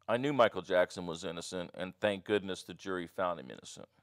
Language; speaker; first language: English; native; English